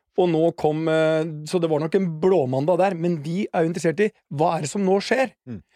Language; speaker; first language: Norwegian; native; Norwegian